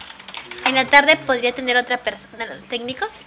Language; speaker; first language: Spanish; native; Spanish